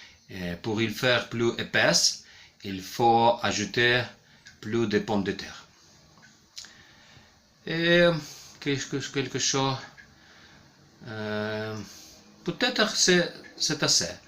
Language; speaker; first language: French; non-native, learner; Ukrainian